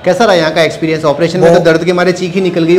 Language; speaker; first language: Hindi; native; Hindi